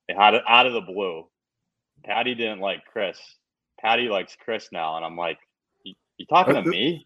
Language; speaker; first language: English; native; English